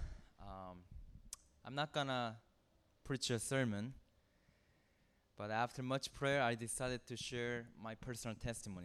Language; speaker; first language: English; non-native, fluent; Korean